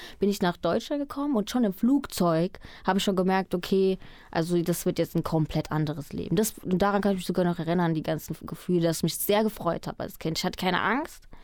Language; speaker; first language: German; early bilingual, other home language; Spanish